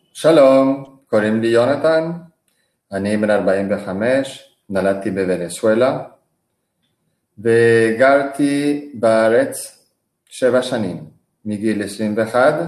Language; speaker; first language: Hebrew; non-native, fluent; Spanish